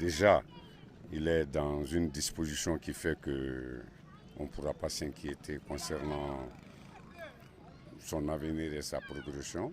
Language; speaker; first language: French; non-native, local second language; Bambara